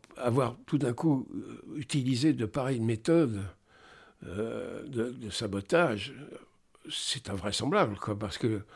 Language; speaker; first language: French; native; French